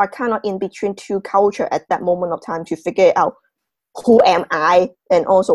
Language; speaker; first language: English; non-native, local second language; Cantonese